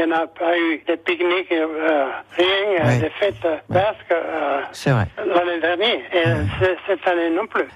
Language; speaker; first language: French; non-native, local second language; Basque